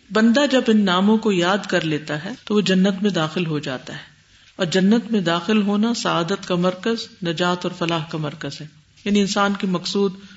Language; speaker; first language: Urdu; native; Urdu